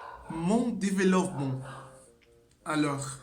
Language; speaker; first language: French; non-native, learner; Spanish